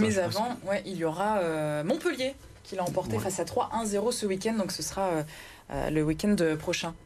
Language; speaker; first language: French; native; French